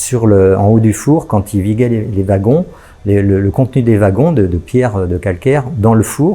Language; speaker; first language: French; native; French